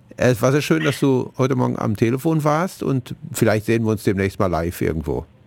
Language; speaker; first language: German; native; German